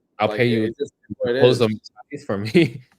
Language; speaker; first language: English; native; English